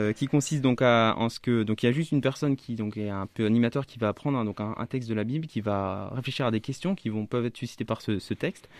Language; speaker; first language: French; native; French